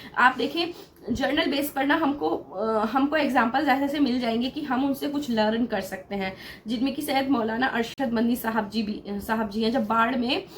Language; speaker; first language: Urdu; native; Urdu